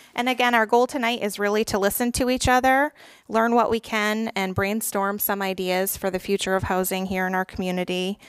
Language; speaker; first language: English; native; English